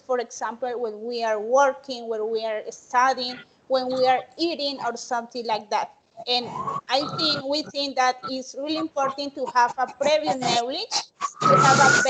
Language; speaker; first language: English; non-native, learner; Spanish